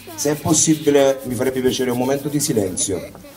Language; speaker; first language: Italian; native; Italian